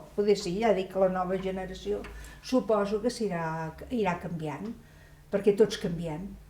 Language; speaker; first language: Catalan; native; Catalan